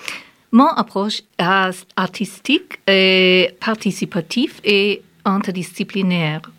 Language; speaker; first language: French; non-native, learner; German